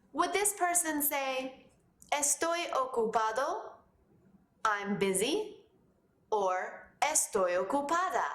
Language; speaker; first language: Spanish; non-native, fluent; English